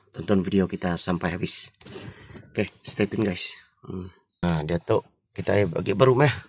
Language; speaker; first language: Malay; non-native, local second language; Iban